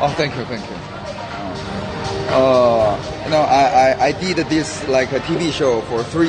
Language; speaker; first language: English; non-native, learner; Korean